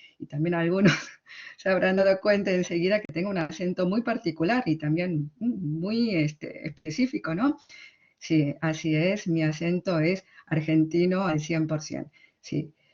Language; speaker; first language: Spanish; early bilingual, other home language; Korean